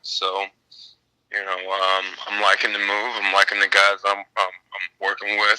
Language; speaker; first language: English; native; English